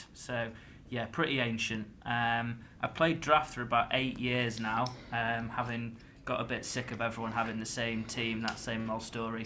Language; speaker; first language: English; native; English